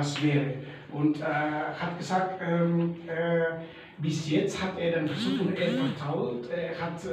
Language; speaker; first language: German; non-native, learner; Indonesian